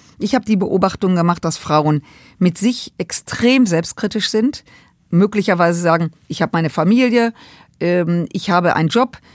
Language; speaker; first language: German; native; German